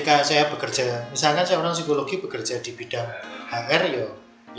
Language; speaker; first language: Indonesian; non-native, local second language; Javanese